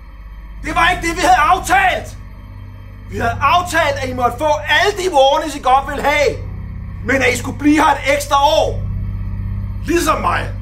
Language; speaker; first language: Danish; native; Danish